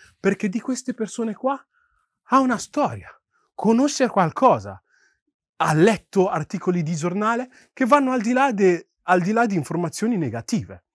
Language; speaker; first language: Italian; early bilingual, other home language; Yoruba